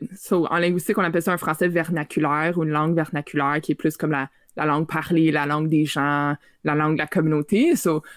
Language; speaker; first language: French; native; French